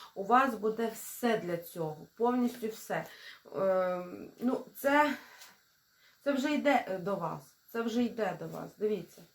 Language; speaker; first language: Ukrainian; non-native, local second language; Russian